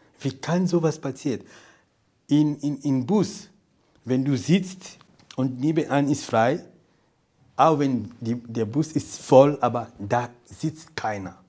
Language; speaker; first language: German; non-native, fluent; Portuguese